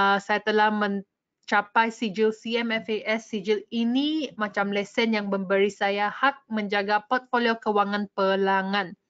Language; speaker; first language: Malay; non-native, local second language; English